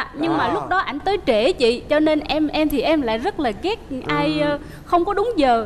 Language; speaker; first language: Vietnamese; native; Vietnamese